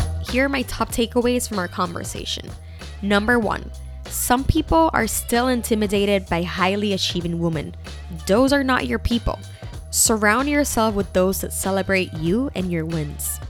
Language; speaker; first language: English; non-native, local second language; Spanish